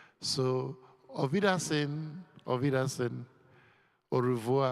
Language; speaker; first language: German; non-native, learner; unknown